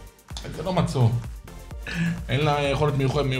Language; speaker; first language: Hebrew; native; Hebrew